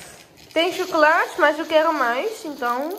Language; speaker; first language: Portuguese; non-native, learner; Dutch